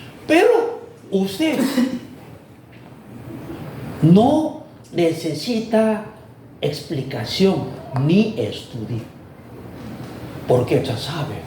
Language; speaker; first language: Spanish; non-native, fluent; Korean